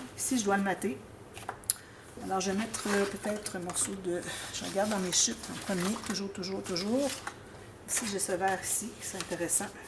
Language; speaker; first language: French; native; French